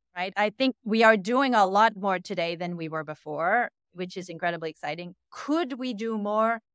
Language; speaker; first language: English; native; English